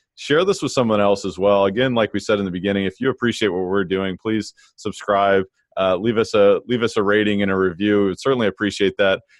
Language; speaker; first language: English; native; English